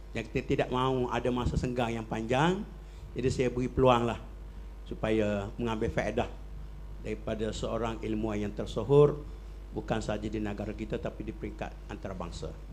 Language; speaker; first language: Malay; native; Malay